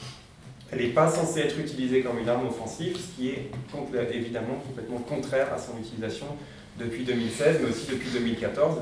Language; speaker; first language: French; native; French